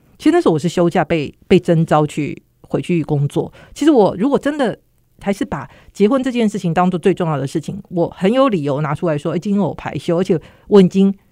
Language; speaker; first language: Chinese; native; Chinese